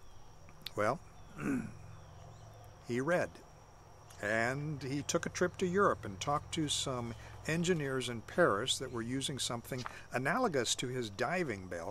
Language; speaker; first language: English; native; English